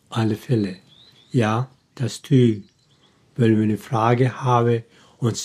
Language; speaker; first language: German; non-native, fluent; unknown